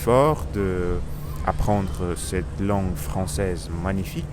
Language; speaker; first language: French; non-native, learner; Russian